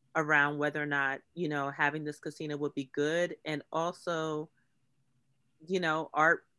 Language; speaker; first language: English; native; English